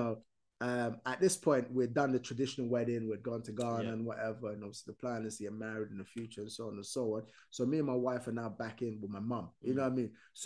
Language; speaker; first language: English; non-native, fluent; Arabic